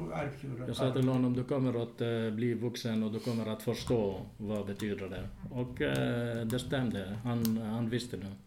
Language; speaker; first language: Swedish; non-native, fluent; Arabic